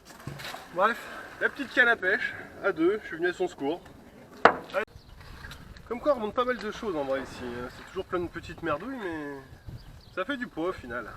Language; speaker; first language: French; native; French